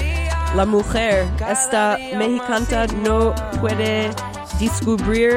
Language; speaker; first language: Spanish; non-native, local second language; English